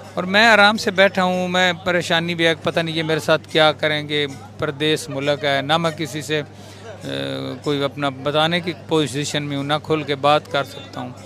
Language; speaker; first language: Urdu; non-native, local second language; Punjabi